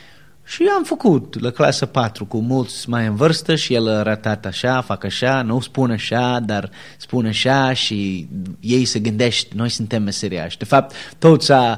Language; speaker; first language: Romanian; non-native, learner; English